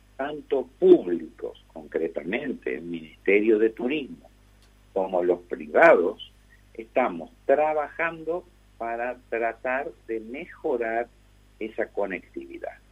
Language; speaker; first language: Spanish; native; Spanish